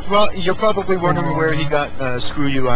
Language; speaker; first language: English; native; English